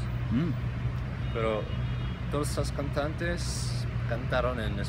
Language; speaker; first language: Spanish; non-native, fluent; English